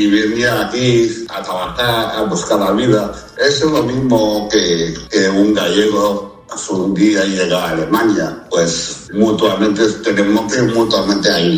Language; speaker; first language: Spanish; non-native, fluent; Chinese